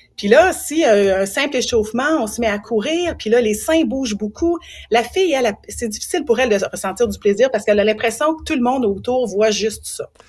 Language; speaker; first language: French; native; French